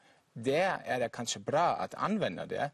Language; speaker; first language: Swedish; non-native, fluent; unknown